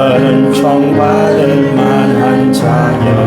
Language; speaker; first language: Korean; native; Korean